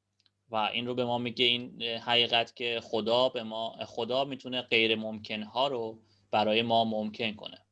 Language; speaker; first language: Persian; native; Persian